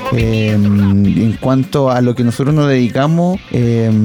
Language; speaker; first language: Spanish; native; Spanish